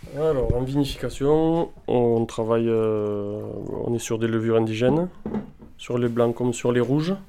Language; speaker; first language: French; native; French